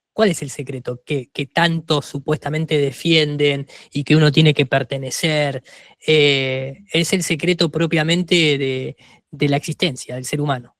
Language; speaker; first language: Spanish; native; Spanish